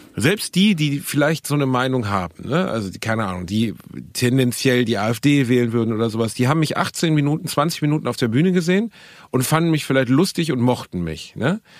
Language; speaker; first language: German; early bilingual, other home language; Turkish